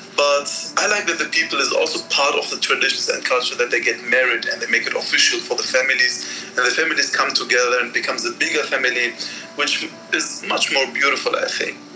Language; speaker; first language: English; non-native, fluent; Arabic